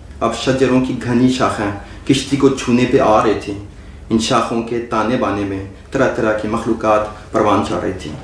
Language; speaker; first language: Urdu; non-native, fluent; French